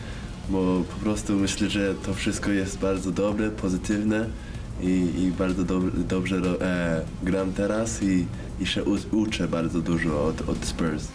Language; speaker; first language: Polish; early bilingual, heritage; English